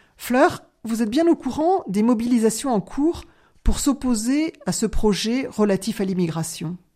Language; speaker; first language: French; native; French